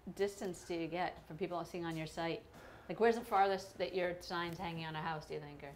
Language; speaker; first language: English; native; English